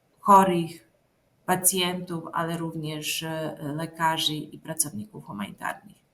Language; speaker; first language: Polish; non-native, fluent; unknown